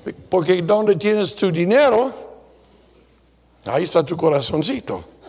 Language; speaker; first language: Spanish; non-native, fluent; English